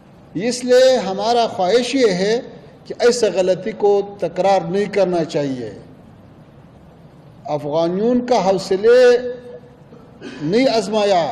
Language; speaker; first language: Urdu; non-native, fluent; Pashto